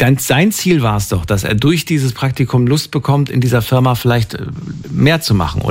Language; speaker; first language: German; native; German